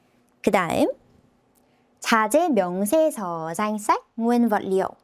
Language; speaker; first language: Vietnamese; non-native, fluent; Korean